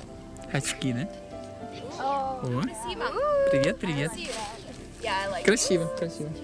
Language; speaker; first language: Russian; native; Russian